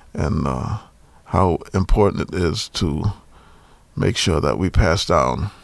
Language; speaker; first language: English; native; English